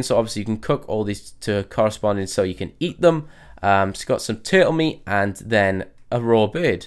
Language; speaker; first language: English; native; English